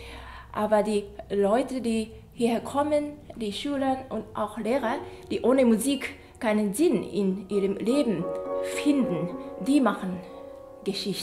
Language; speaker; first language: German; non-native, fluent; Japanese